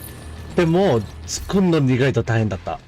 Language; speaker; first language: Japanese; native; Japanese